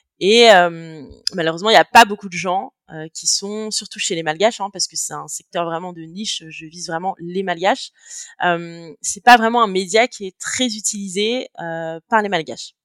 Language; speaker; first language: French; native; French